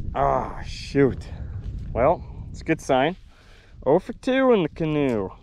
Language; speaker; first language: English; native; English